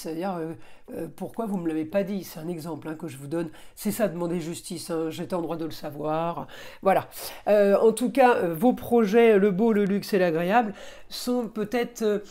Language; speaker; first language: French; native; French